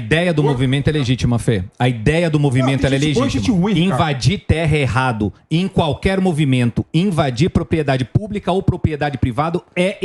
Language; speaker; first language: Portuguese; native; Portuguese